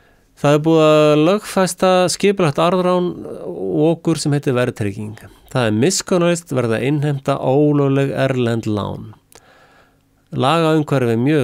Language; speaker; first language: Icelandic; native; Icelandic